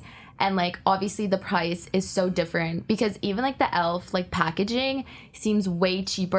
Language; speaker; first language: English; native; English